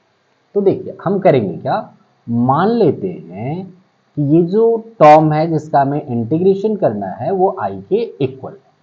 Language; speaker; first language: Hindi; native; Hindi